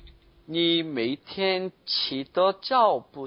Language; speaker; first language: Chinese; non-native, learner; Korean